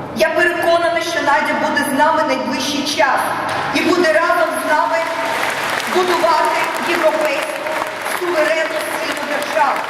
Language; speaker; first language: Ukrainian; non-native, local second language; Russian